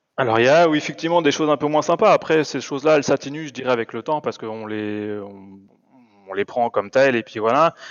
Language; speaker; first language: French; native; French